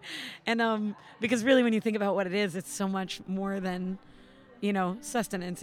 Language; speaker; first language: English; native; English